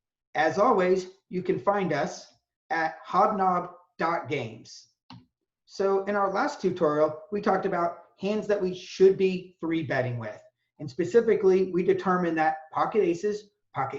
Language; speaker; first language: English; native; English